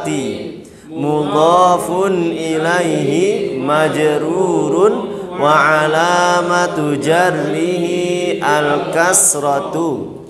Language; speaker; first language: Arabic; non-native, fluent; Indonesian